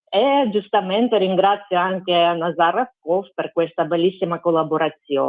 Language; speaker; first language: Italian; non-native, fluent; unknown